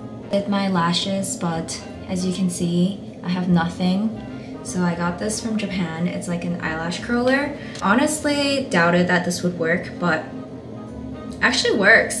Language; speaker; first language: English; early bilingual, other home language; Chinese